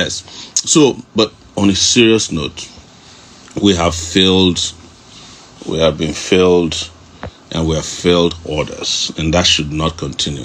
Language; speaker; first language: English; non-native, local second language; Yoruba